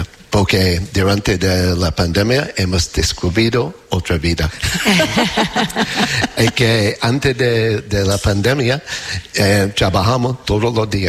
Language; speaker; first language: Spanish; non-native, fluent; English